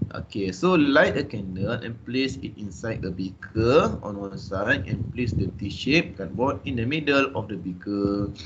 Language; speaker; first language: English; non-native, local second language; Malay